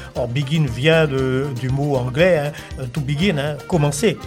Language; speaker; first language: French; native; French